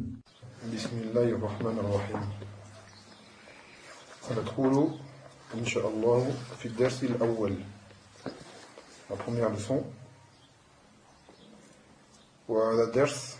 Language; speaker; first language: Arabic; non-native, fluent; French